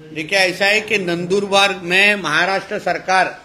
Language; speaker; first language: Hindi; non-native, local second language; Marathi